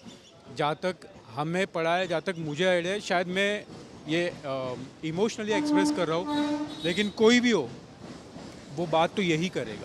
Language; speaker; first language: Hindi; native; Hindi